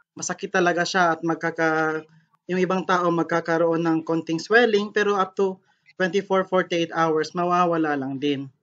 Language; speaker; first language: Filipino; non-native, local second language; Cebuano